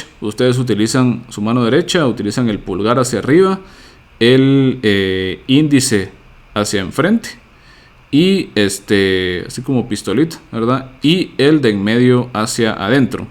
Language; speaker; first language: Spanish; native; Spanish